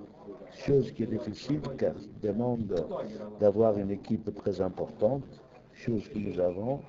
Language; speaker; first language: French; non-native, fluent; Italian